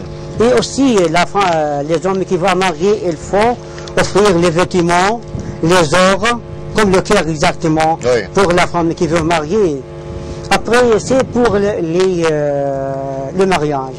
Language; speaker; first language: French; non-native, learner; Arabic